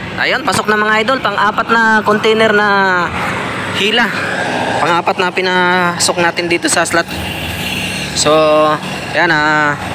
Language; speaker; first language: Filipino; non-native, local second language; Cebuano